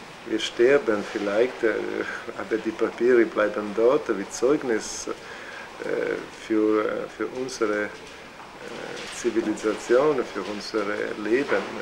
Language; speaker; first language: German; non-native, fluent; Italian